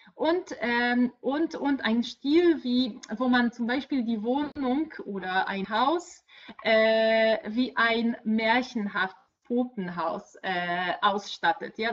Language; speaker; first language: German; non-native, fluent; Polish